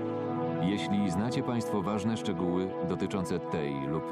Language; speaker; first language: Polish; native; Polish